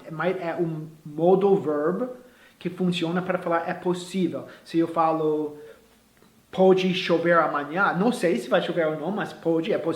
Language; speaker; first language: Portuguese; non-native, fluent; English